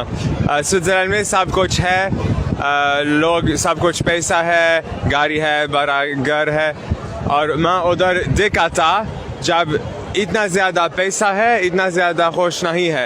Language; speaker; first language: Hindi; non-native, learner; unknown